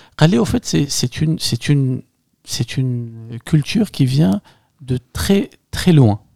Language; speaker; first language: French; non-native, local second language; Arabic